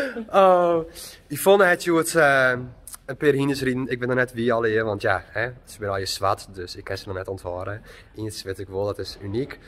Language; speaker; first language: Dutch; non-native, local second language; Western Frisian